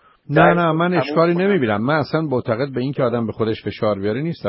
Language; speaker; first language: Persian; native; Persian